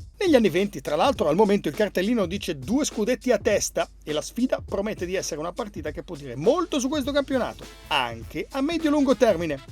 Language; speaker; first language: Italian; native; Italian